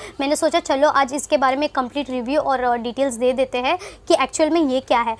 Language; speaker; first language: Hindi; non-native, local second language; Tamil